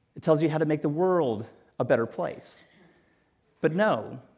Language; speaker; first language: English; native; English